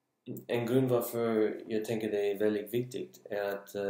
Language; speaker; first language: Swedish; non-native, learner; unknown